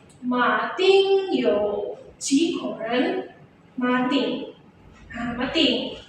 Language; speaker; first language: Chinese; non-native, fluent; Indonesian